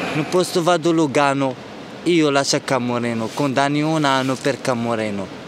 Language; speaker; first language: Italian; non-native, learner; Tigrinya